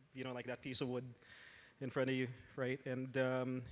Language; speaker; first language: English; non-native, local second language; Filipino